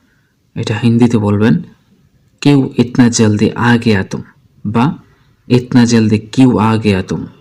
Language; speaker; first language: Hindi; non-native, fluent; Bangla